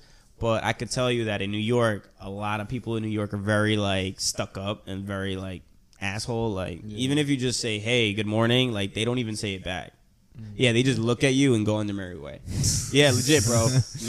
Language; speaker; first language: English; early bilingual, other home language; Spanish